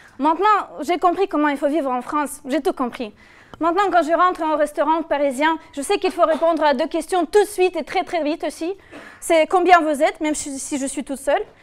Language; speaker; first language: French; non-native, fluent; Russian